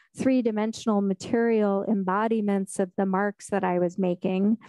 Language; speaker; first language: English; native; English